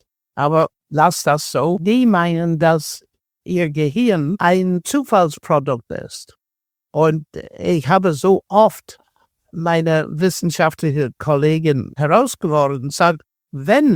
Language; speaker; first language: German; non-native, fluent; English